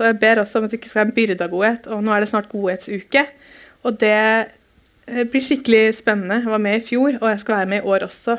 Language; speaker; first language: Norwegian; native; Norwegian